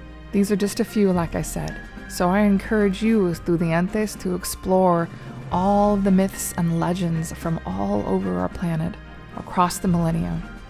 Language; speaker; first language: English; native; English